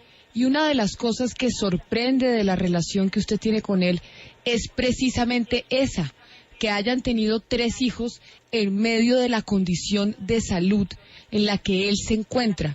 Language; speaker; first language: Spanish; native; Spanish